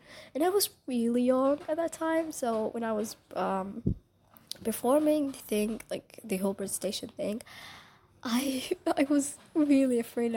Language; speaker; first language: English; non-native, fluent; Somali